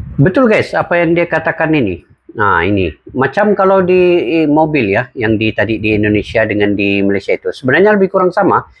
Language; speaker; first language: Malay; native; Malay